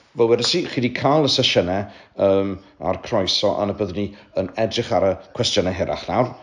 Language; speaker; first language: Welsh; native; Welsh